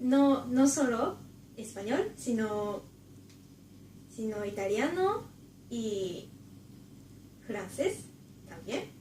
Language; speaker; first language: Spanish; non-native, learner; Japanese